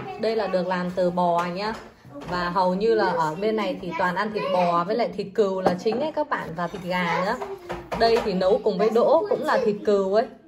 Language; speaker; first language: Vietnamese; native; Vietnamese